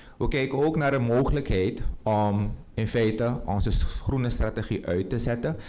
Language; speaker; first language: Dutch; native; Dutch